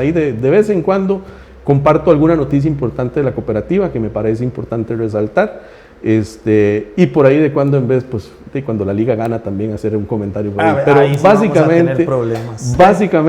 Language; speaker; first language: Spanish; native; Spanish